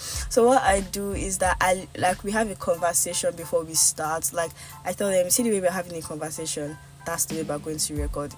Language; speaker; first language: English; non-native, local second language; Yoruba